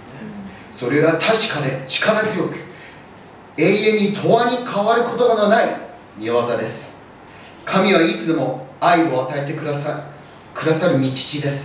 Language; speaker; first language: Japanese; early bilingual, other home language; English